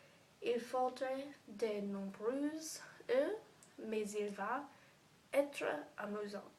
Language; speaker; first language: French; non-native, learner; English